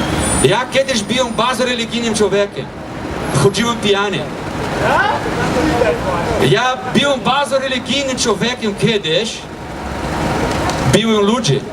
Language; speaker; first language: Polish; non-native, fluent; Portuguese